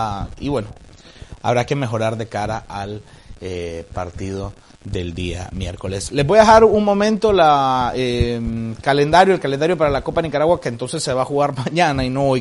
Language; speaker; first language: Spanish; native; Spanish